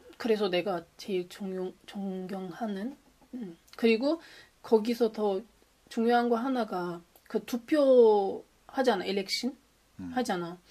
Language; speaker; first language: Korean; non-native, fluent; Turkish